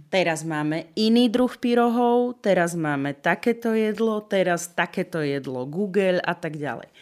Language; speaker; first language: Slovak; native; Slovak